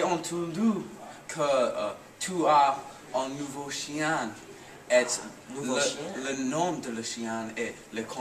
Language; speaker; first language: French; non-native, learner; English